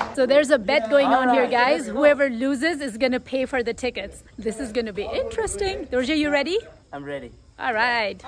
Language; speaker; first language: English; non-native, local second language; Nepali